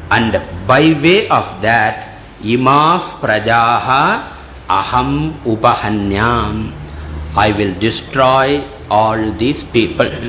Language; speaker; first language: English; non-native, local second language; Tamil